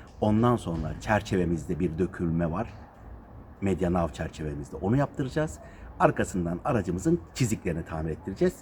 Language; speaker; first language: Turkish; native; Turkish